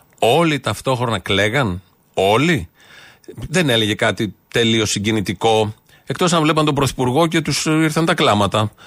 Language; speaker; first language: Greek; native; Greek